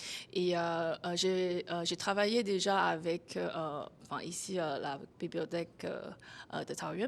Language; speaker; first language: French; non-native, fluent; Chinese